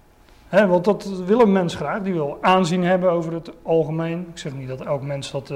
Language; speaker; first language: Dutch; native; Dutch